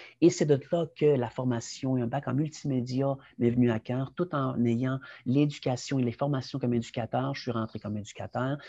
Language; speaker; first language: French; early bilingual, other home language; Spanish